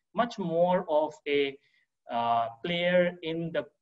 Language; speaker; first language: English; non-native, local second language; Manipuri